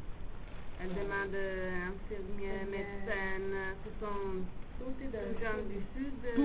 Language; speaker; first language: French; non-native, fluent; Italian